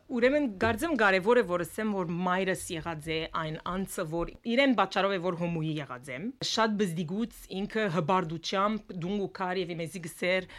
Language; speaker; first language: Armenian; early bilingual, heritage; Armenian